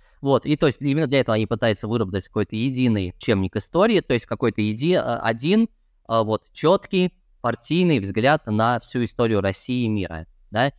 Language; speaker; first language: Russian; native; Russian